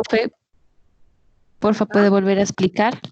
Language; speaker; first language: Spanish; native; Spanish